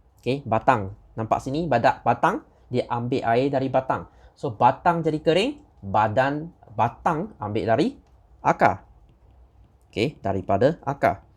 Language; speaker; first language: Malay; non-native, local second language; Chinese